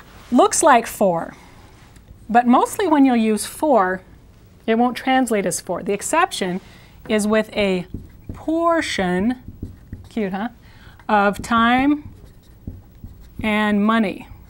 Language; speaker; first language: English; native; English